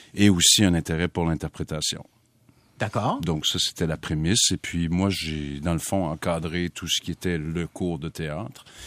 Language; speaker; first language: French; native; French